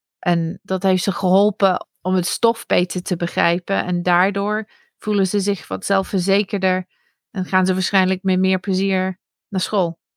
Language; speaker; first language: Dutch; non-native, fluent; English